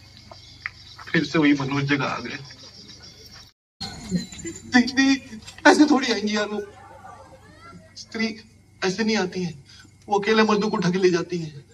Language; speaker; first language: Hindi; native; Hindi